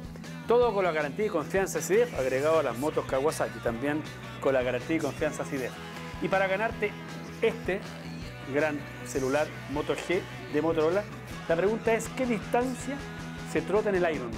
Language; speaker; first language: Spanish; native; Spanish